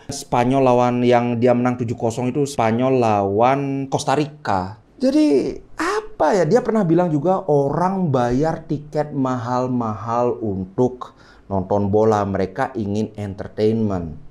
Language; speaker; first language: Indonesian; native; Indonesian